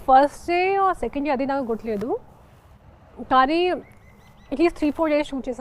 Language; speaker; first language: Telugu; non-native, local second language; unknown